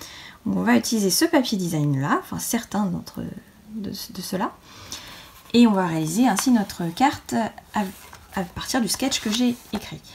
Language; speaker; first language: French; native; French